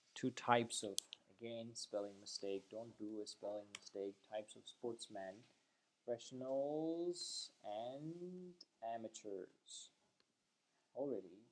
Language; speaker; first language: English; non-native, fluent; Azerbaijani